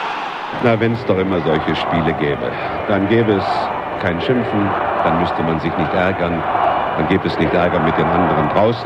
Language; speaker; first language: German; native; German